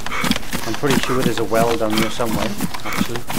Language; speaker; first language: English; native; English